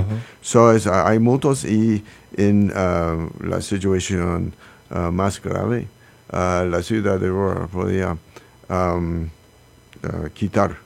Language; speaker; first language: Spanish; non-native, learner; English